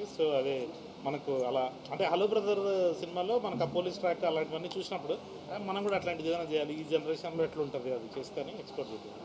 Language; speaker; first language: Telugu; native; Telugu